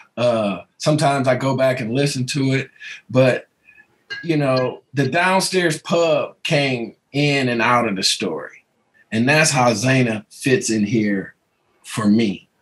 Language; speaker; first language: English; native; English